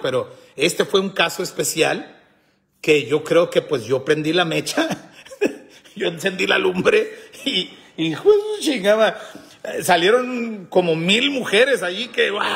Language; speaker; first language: Spanish; early bilingual, heritage; Spanish